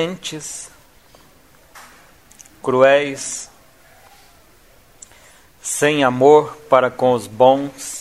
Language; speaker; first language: Portuguese; native; Portuguese